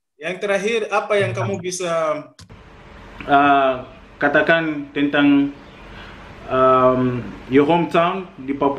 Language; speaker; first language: Indonesian; non-native, fluent; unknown